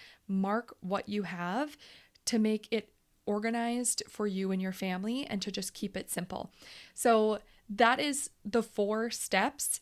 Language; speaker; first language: English; native; English